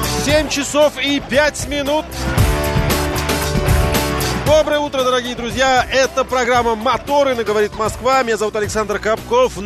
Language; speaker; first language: Russian; native; Russian